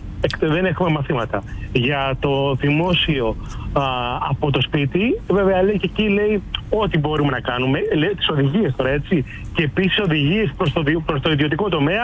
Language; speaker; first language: Greek; native; Greek